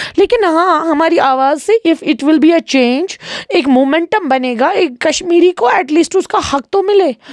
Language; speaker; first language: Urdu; non-native, local second language; Kashmiri